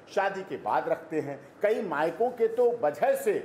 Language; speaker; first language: Hindi; native; Hindi